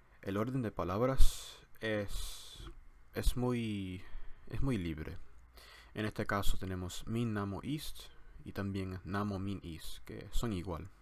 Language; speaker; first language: Spanish; non-native, learner; English